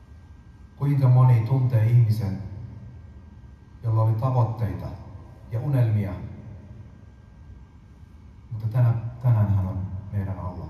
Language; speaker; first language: Finnish; early bilingual, other home language; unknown